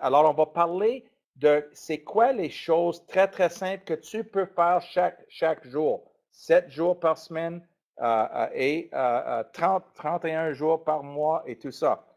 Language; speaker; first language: French; non-native, learner; English